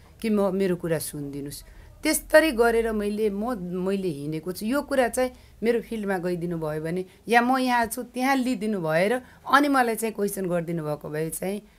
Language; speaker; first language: Nepali; non-native, local second language; Maithili